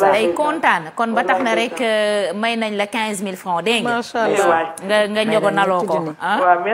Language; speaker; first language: Wolof; native; Wolof